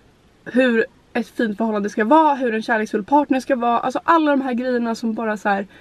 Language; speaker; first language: Swedish; native; Swedish